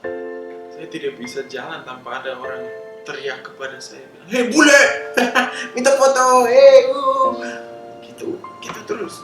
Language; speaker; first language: Indonesian; early bilingual, other home language; English